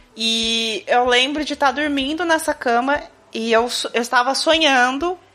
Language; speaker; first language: Portuguese; native; Portuguese